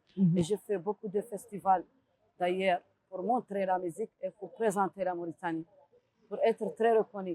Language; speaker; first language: French; non-native, learner; Arabic